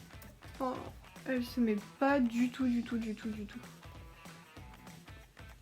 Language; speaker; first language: French; native; French